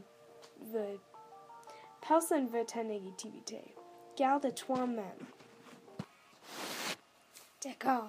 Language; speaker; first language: French; non-native, learner; English